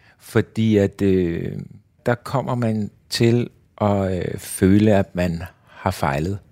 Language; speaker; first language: Danish; native; Danish